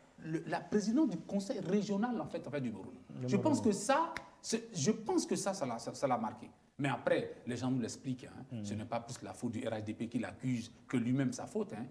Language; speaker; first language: French; native; French